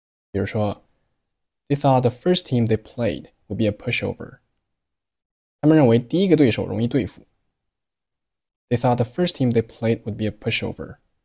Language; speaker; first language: English; non-native, fluent; Chinese